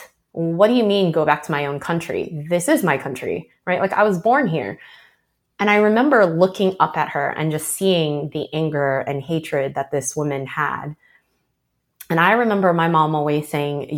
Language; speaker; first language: English; early bilingual, other home language; Chinese